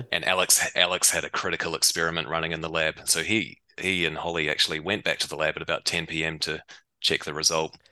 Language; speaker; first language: English; native; English